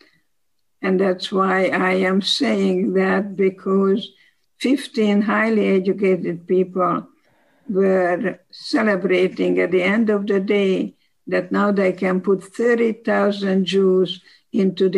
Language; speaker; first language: English; non-native, fluent; Slovak